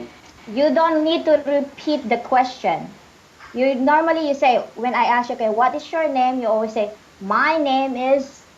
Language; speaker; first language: English; non-native, fluent; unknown